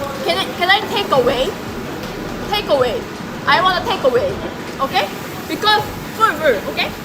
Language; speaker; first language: English; non-native, learner; Japanese